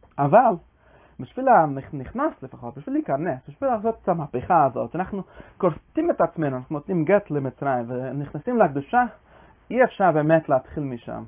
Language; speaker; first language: Hebrew; non-native, fluent; English